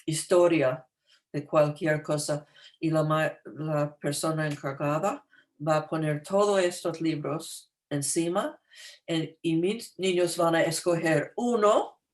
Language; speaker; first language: Spanish; non-native, fluent; English